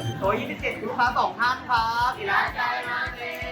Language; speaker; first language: Thai; native; Thai